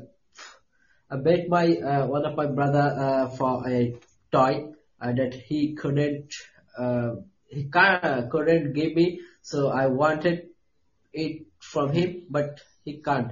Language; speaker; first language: English; non-native, local second language; Bangla